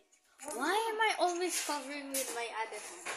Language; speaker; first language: English; non-native, local second language; Filipino